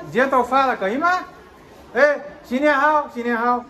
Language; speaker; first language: Chinese; non-native, learner; English